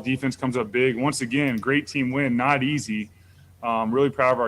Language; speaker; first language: English; native; English